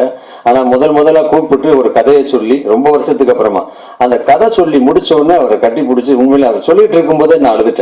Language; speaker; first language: Tamil; native; Tamil